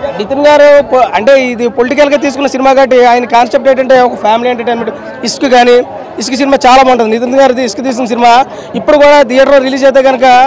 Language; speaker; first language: Telugu; native; Telugu